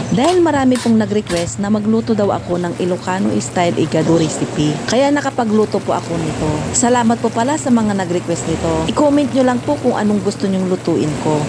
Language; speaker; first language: Filipino; non-native, local second language; Iloko